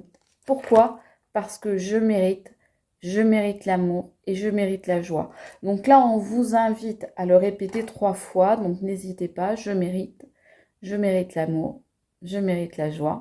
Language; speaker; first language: French; native; French